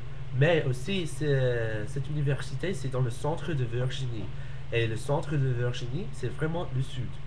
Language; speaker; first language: French; non-native, learner; English